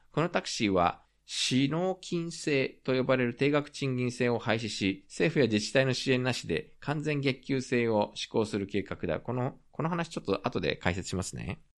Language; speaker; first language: Japanese; native; Japanese